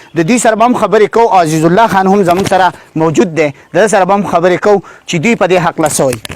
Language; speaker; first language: Pashto; native; Pashto